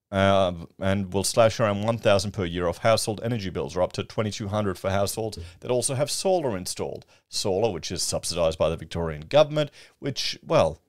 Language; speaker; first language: English; native; English